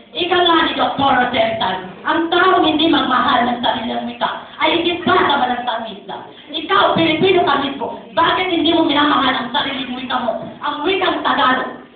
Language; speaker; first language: Filipino; non-native, local second language; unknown